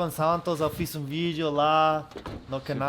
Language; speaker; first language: Portuguese; non-native, fluent; English